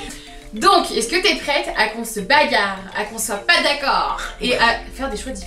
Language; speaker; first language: French; native; French